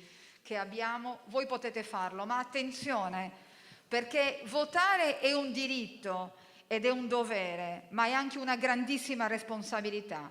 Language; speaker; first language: Italian; native; Italian